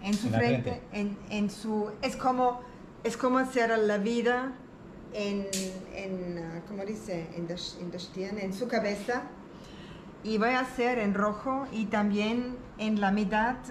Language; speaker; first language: Spanish; non-native, learner; German